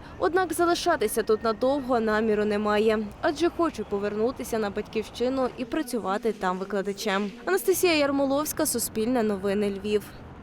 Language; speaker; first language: Ukrainian; native; Ukrainian